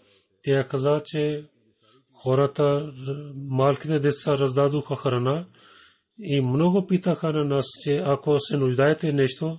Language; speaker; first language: Bulgarian; non-native, learner; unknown